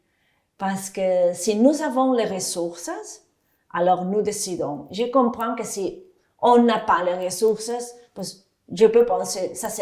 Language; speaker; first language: French; non-native, fluent; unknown